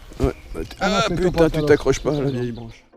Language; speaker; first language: French; native; French